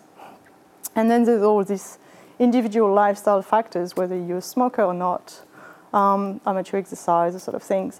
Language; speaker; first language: English; non-native, fluent; French